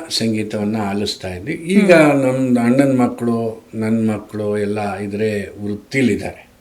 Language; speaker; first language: Kannada; non-native, local second language; Telugu